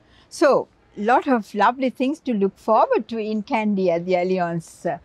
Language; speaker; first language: English; non-native, local second language; Sinhala